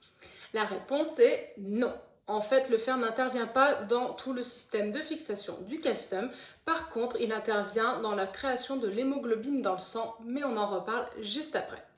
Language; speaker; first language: French; native; French